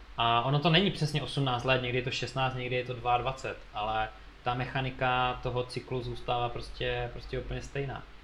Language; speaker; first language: Czech; native; Czech